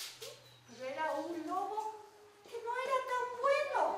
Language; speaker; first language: Spanish; native; Spanish